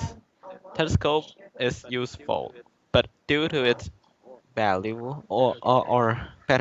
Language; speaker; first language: English; non-native, learner; Chinese